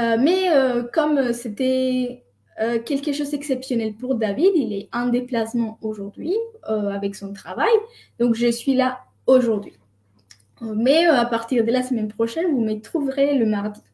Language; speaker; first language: French; non-native, fluent; Spanish